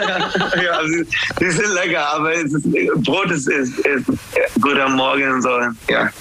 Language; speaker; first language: German; non-native, fluent; English